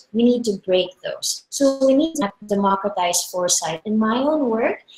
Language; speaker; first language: English; non-native, local second language; Filipino